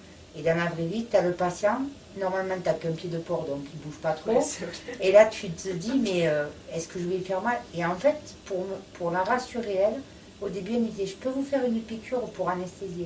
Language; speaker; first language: French; native; French